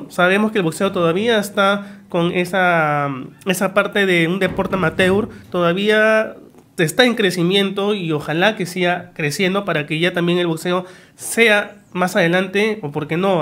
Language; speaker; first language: Spanish; native; Spanish